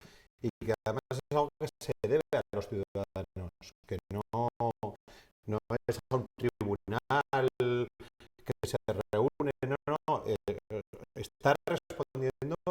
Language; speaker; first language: Spanish; native; Spanish